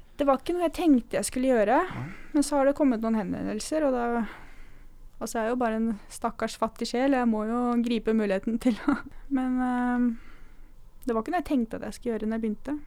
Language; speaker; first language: Norwegian; native; Norwegian